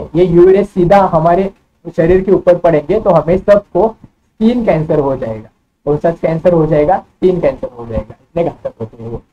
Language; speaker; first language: Hindi; non-native, local second language; Marathi